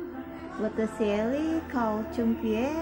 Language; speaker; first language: Chinese; non-native, learner; Indonesian